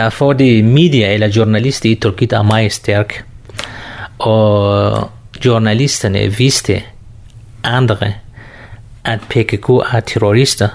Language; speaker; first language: Danish; non-native, learner; Kurdish